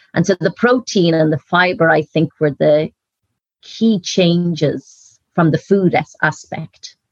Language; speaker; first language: English; native; English